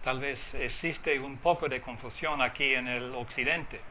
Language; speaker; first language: Spanish; non-native, fluent; English